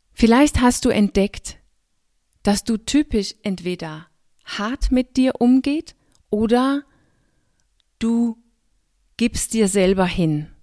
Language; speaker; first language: German; non-native, fluent; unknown